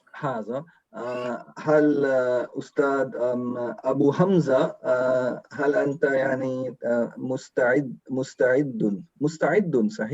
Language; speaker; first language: Arabic; non-native, learner; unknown